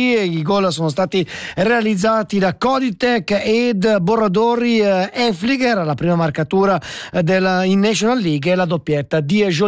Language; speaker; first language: Italian; native; Italian